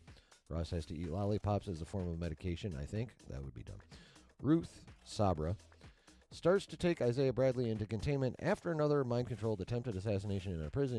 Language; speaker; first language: English; native; English